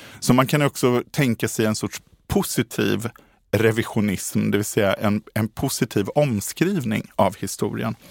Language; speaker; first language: Swedish; native; Swedish